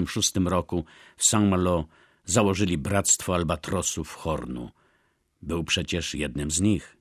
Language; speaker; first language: Polish; native; Polish